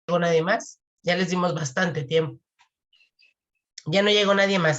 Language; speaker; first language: Spanish; native; Spanish